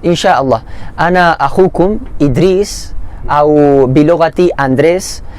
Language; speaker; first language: Arabic; non-native, learner; Spanish